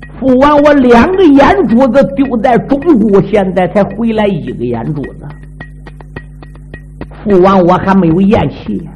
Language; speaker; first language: Chinese; native; Chinese